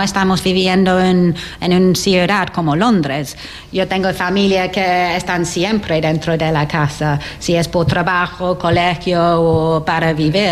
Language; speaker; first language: Spanish; non-native, learner; English